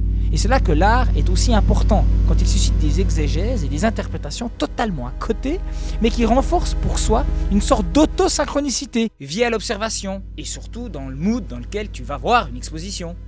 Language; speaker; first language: French; native; French